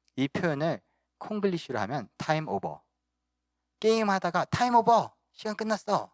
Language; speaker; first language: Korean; early bilingual, heritage; Korean